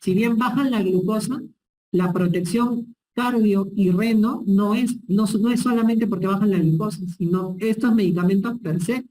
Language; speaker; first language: Spanish; native; Spanish